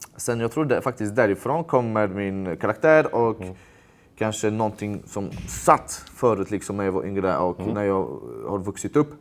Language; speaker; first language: Swedish; early bilingual, other home language; Polish